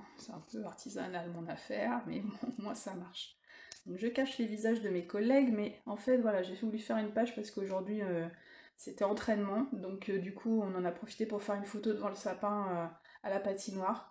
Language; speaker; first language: French; native; French